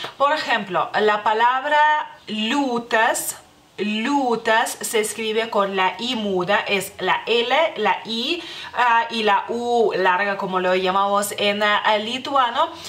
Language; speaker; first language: Spanish; non-native, fluent; Lithuanian